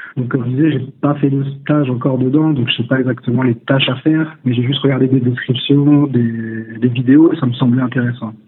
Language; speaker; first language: French; native; French